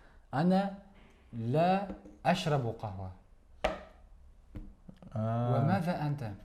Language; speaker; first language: Arabic; non-native, fluent; Kazakh